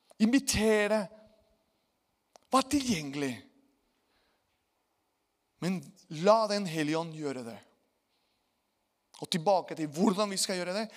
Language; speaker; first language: Norwegian; non-native, fluent; Spanish